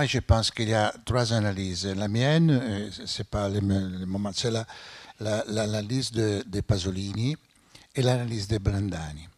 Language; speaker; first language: French; non-native, fluent; Italian